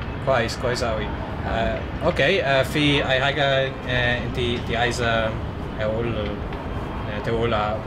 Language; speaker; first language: Arabic; non-native, learner; English